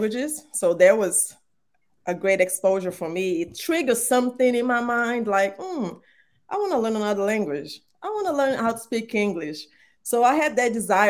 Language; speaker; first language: English; non-native, fluent; Portuguese